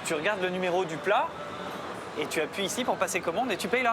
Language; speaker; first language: French; native; French